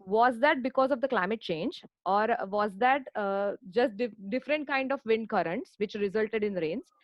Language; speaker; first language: English; non-native, local second language; Marathi